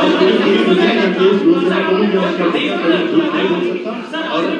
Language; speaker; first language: Hindi; non-native, local second language; Marathi